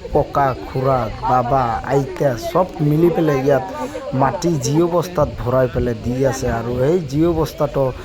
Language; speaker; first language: Assamese; non-native, local second language; Bangla